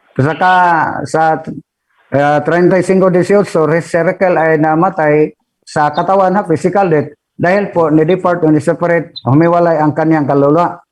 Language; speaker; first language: Filipino; non-native, local second language; Cebuano